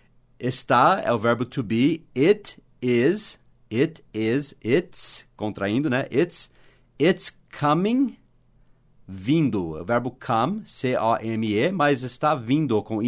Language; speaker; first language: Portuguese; non-native, fluent; English